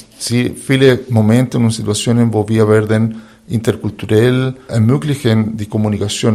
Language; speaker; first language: German; non-native, learner; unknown